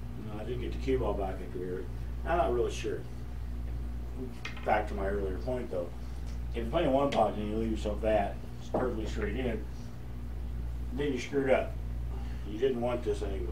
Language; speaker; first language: English; native; English